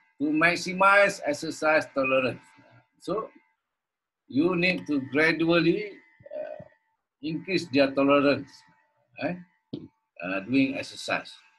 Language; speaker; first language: English; non-native, local second language; Malay